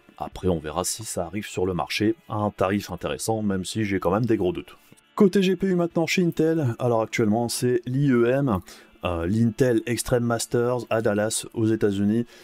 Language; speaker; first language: French; native; French